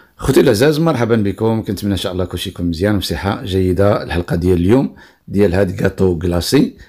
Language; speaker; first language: Arabic; native; Arabic